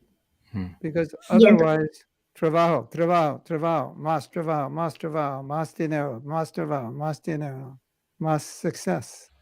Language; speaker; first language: Spanish; non-native, learner; English